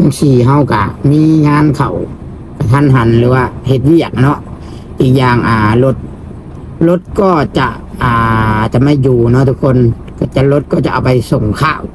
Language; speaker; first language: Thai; non-native, local second language; Lao